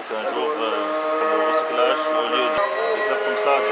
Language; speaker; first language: French; non-native, fluent; Arabic